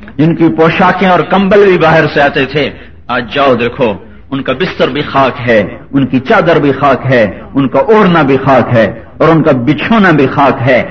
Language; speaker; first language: Urdu; native; Urdu